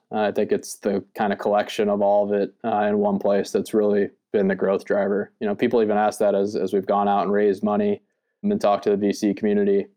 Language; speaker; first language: English; native; English